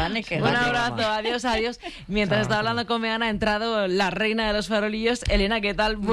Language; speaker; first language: Spanish; native; Spanish